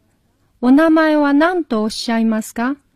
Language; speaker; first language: Japanese; non-native, fluent; Chinese